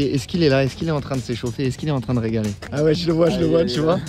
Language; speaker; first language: French; native; French